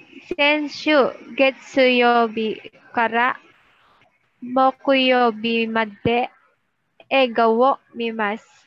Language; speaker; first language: Japanese; non-native, learner; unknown